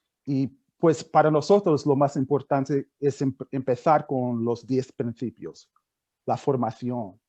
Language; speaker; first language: Spanish; non-native, fluent; English